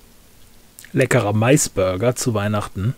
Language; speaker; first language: German; native; German